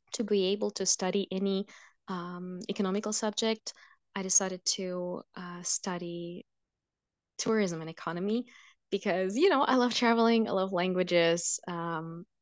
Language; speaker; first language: English; non-native, fluent; Russian